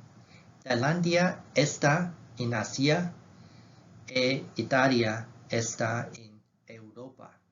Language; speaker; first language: Spanish; non-native, learner; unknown